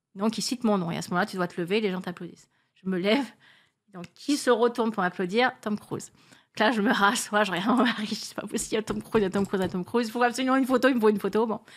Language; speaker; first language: French; native; French